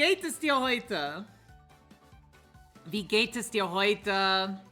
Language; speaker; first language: German; non-native, learner; English